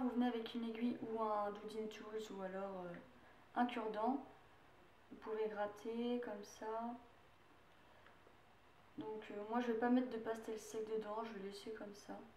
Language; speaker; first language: French; native; French